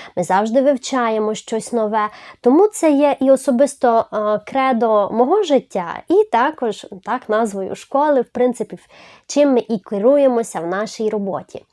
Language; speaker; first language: Ukrainian; non-native, local second language; Hungarian